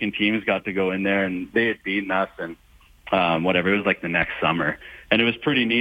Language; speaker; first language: English; native; English